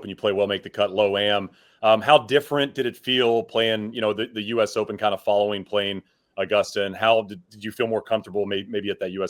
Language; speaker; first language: English; native; English